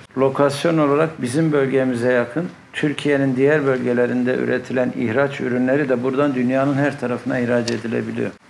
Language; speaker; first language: Turkish; native; Turkish